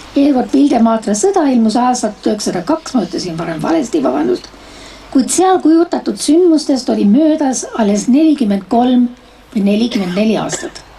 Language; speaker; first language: Estonian; early bilingual, heritage; Estonian